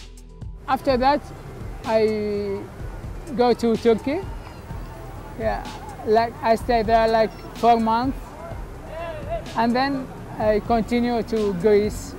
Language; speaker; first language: English; non-native, learner; Arabic